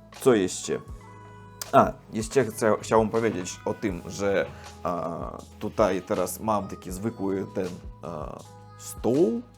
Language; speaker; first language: Polish; non-native, learner; Russian